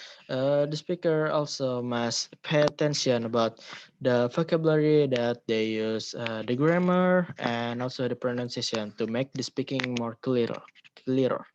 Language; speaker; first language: English; non-native, learner; Indonesian